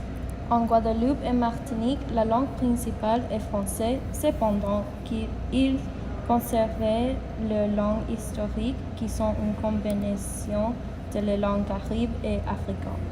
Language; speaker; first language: French; non-native, learner; English